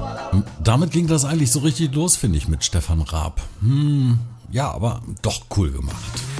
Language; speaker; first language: German; native; German